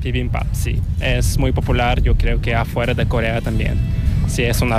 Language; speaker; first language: Spanish; non-native, fluent; Korean